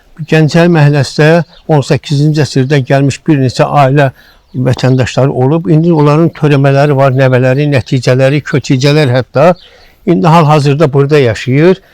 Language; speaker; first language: Azerbaijani; native; Azerbaijani